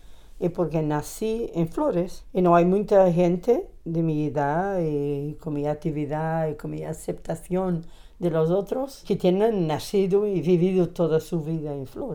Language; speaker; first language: Spanish; non-native, fluent; Portuguese